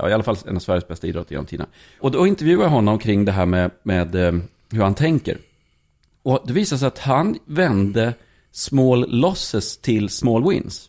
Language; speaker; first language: Swedish; native; Swedish